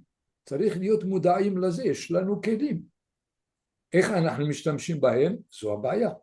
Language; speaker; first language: Hebrew; non-native, fluent; French